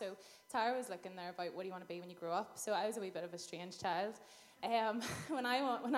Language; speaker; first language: English; native; English